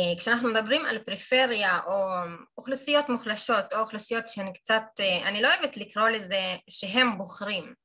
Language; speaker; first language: Hebrew; non-native, local second language; Arabic